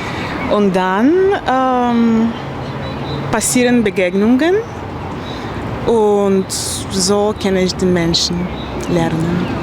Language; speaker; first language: German; non-native, learner; Russian